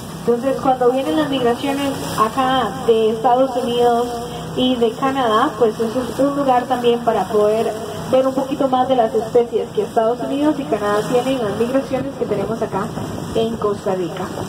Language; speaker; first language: Spanish; native; Spanish